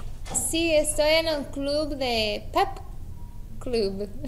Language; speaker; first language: Spanish; non-native, learner; English